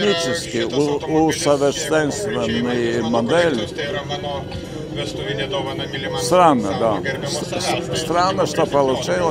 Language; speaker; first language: Russian; non-native, fluent; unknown